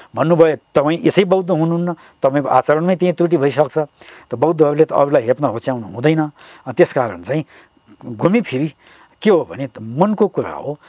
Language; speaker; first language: Nepali; native; Nepali